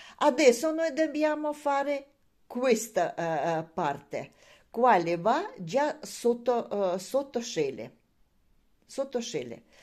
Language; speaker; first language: Italian; non-native, learner; Russian